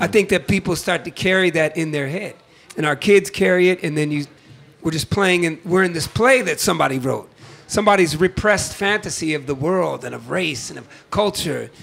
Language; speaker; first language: English; native; English